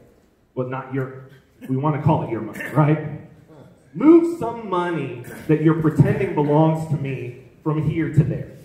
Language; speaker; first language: English; native; English